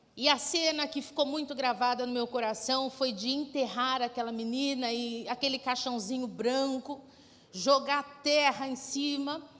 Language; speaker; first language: Portuguese; native; Portuguese